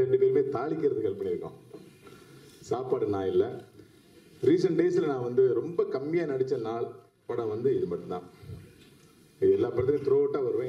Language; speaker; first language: Tamil; native; Tamil